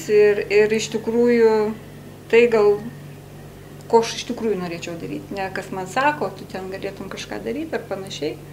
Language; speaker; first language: Lithuanian; native; Lithuanian